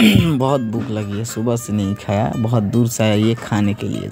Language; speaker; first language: Hindi; non-native, learner; Bangla